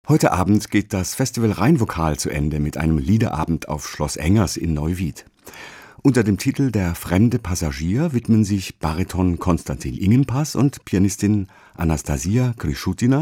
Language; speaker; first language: German; native; German